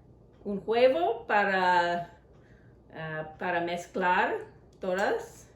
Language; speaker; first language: Spanish; non-native, learner; English